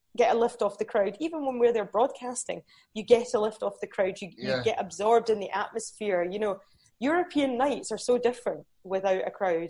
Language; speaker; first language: English; native; English